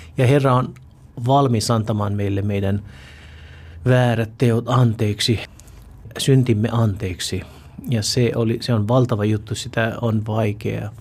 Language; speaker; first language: Finnish; non-native, fluent; Urdu